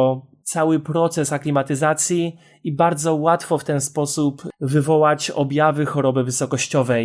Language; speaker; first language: Polish; native; Polish